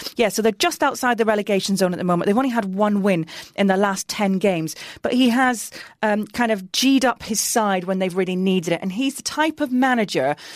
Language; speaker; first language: English; native; English